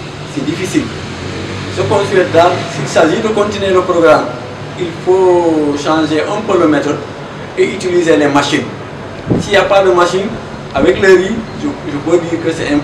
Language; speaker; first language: French; non-native, local second language; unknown